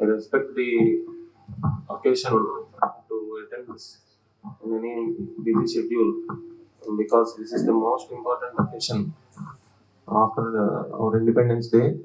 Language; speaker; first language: English; non-native, local second language; Telugu